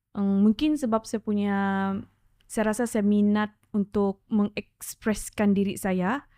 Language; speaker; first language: Malay; non-native, local second language; Chinese